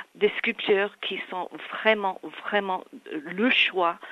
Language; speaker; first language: French; non-native, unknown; English